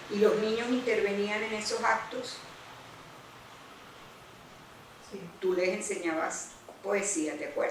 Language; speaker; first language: Spanish; early bilingual, other home language; Greek